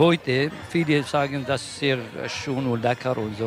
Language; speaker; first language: German; non-native, learner; Kurdish